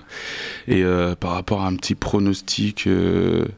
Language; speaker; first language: French; native; French